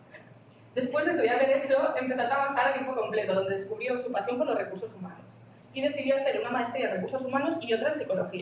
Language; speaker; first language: Spanish; native; Spanish